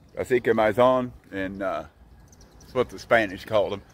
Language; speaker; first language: English; native; English